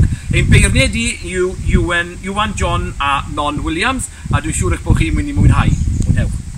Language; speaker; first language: Welsh; native; Welsh